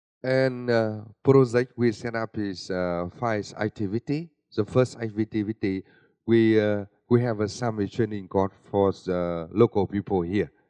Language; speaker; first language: English; non-native, learner; Vietnamese